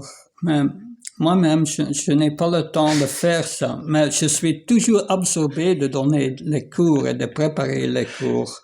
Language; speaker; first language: French; non-native, fluent; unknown